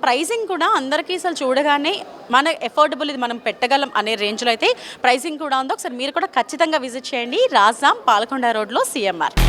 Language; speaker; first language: Telugu; native; Telugu